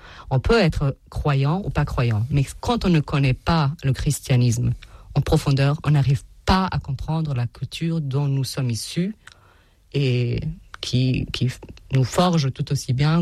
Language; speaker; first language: French; non-native, fluent; Serbian